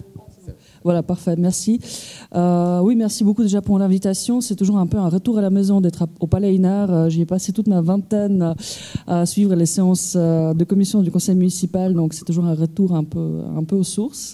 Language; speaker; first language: French; native; French